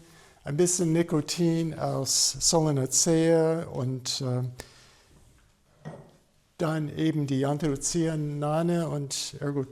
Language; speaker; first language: German; non-native, fluent; English